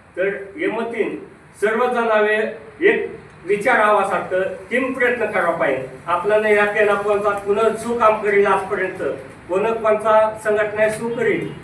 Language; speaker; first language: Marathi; non-native, local second language; Rajasthani